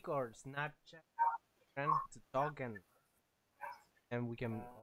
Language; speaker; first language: English; non-native, learner; Spanish